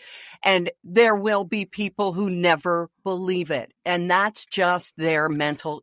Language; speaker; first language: English; native; English